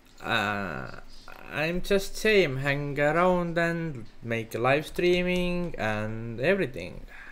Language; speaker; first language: English; non-native, learner; Estonian